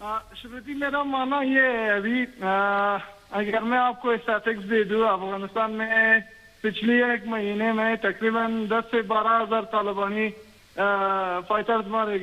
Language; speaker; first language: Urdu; non-native, fluent; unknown